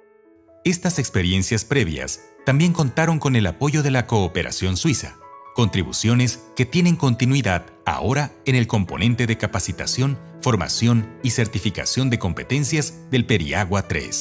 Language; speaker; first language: Spanish; native; Spanish